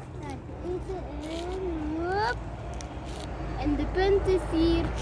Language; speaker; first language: Dutch; non-native, learner; Turkish